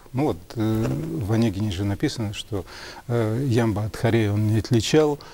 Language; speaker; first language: Russian; native; Russian